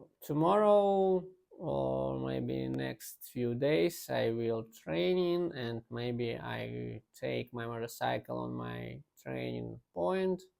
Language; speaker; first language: English; non-native, learner; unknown